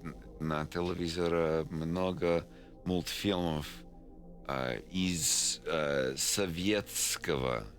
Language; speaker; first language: Russian; non-native, learner; English